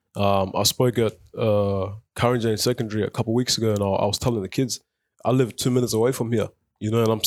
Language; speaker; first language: English; early bilingual, other home language; Arabic